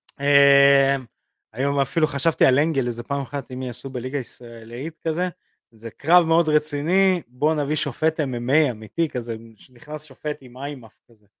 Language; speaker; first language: Hebrew; early bilingual, other home language; Russian